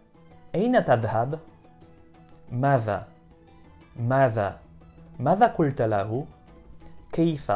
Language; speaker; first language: Arabic; non-native, fluent; Polish